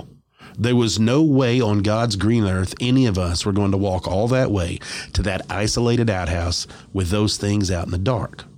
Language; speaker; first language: English; native; English